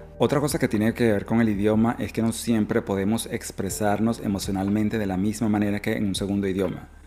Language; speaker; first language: Spanish; native; Spanish